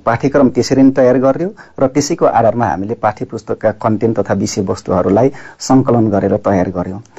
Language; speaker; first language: Nepali; non-native, local second language; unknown